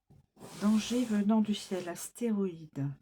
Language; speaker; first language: French; native; French